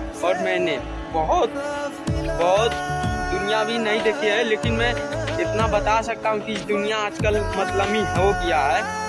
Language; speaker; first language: Hindi; non-native, local second language; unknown